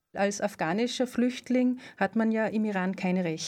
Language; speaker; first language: German; native; German